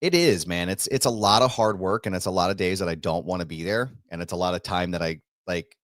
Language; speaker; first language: English; native; English